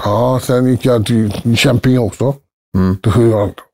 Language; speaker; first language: Swedish; early bilingual, other home language; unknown